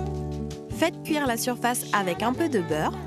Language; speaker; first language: French; native; French